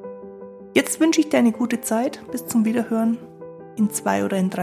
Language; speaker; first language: German; native; German